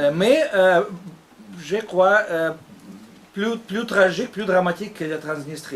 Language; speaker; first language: French; non-native, fluent; Russian